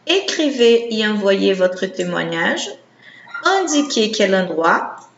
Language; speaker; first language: French; non-native, fluent; Portuguese